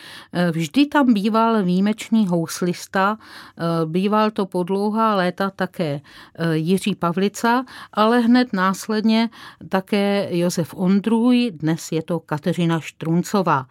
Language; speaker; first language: Czech; native; Czech